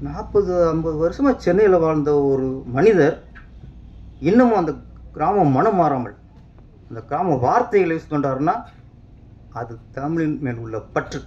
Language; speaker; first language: Tamil; native; Tamil